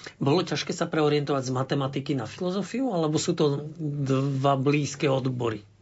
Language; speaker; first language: Slovak; native; Slovak